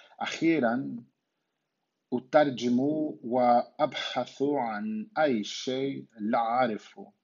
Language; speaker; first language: Arabic; non-native, learner; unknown